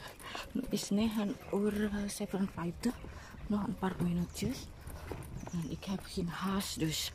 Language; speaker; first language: Dutch; non-native, learner; Indonesian